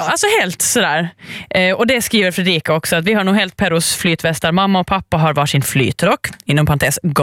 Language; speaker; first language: Swedish; native; Swedish